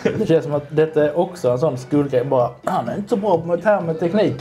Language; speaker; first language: Swedish; native; Swedish